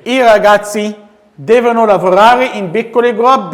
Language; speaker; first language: Italian; non-native, fluent; Arabic